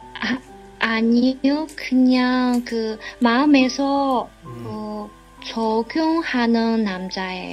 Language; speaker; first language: Korean; non-native, learner; Chinese